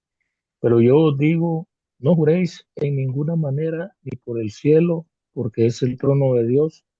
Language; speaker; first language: Spanish; native; Spanish